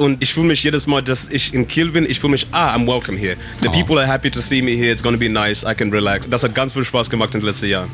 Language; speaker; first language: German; non-native, learner; Shona